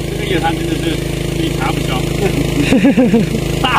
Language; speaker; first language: Chinese; native; Chinese